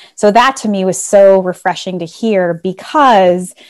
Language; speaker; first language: English; native; English